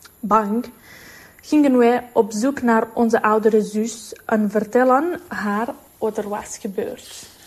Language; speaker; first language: Dutch; non-native, learner; Ukrainian